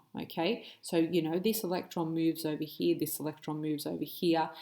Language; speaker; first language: English; native; English